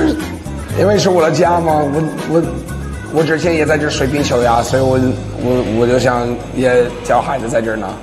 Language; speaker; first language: Chinese; early bilingual, other home language; English